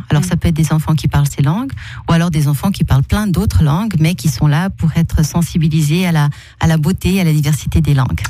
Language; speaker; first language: French; early bilingual, other home language; Portuguese